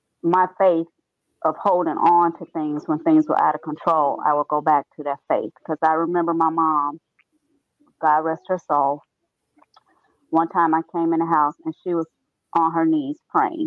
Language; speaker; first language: English; native; English